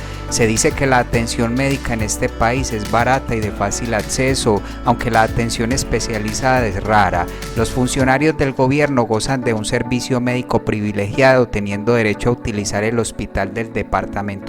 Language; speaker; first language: Spanish; native; Spanish